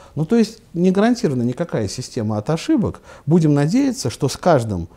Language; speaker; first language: Russian; native; Russian